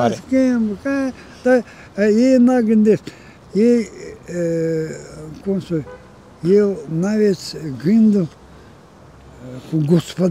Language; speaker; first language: Romanian; non-native, local second language; Gagauz